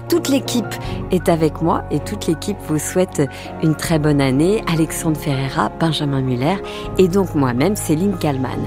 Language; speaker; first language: French; native; French